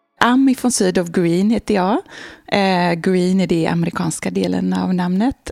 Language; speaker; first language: Swedish; native; Swedish